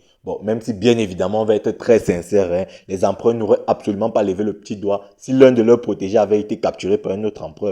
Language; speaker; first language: French; native; French